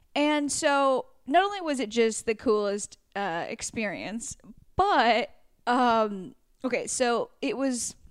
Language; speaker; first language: English; native; English